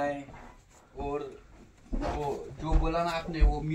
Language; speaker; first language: Hindi; non-native, local second language; Kashmiri